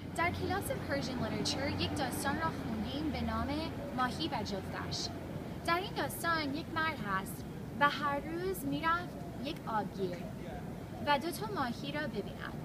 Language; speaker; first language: Persian; early bilingual, heritage; English